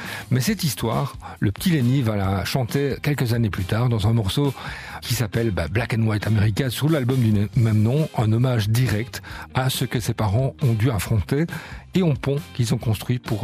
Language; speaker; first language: French; native; French